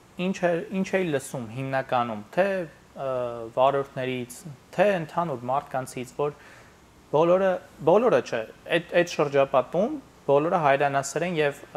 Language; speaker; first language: Armenian; native; Armenian